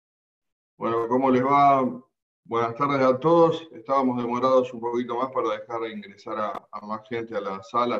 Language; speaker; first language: Spanish; native; Spanish